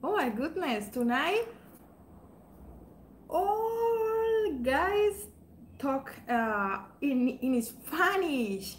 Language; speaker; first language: English; non-native, learner; Spanish